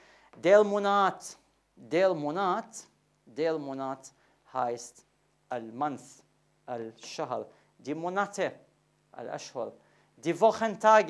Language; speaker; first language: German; non-native, fluent; Arabic